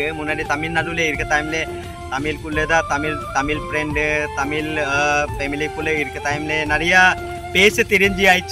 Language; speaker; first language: Tamil; non-native, learner; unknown